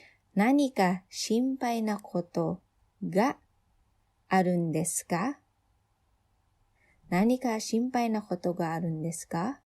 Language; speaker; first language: Japanese; non-native, fluent; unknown